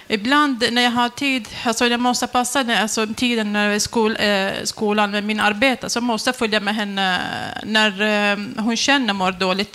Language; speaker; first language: Swedish; non-native, learner; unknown